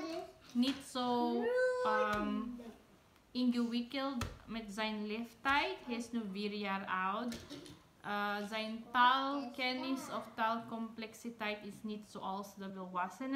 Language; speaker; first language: Dutch; non-native, learner; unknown